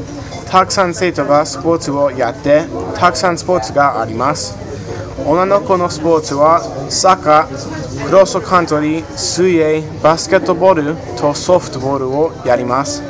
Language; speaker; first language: Japanese; non-native, learner; English